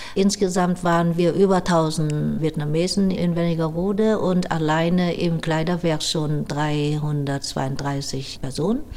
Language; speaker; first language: German; non-native, fluent; Vietnamese